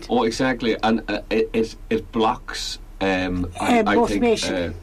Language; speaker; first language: English; native; English